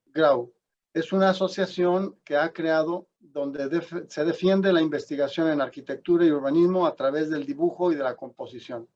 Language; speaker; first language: Spanish; native; Spanish